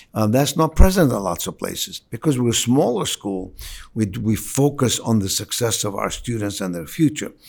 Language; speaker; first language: English; non-native, fluent; Arabic